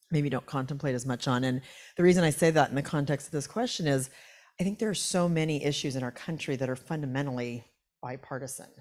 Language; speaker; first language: English; native; English